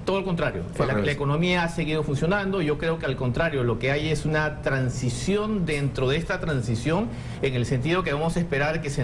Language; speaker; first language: Spanish; native; Spanish